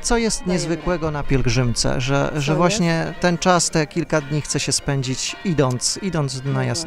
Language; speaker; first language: Polish; native; Polish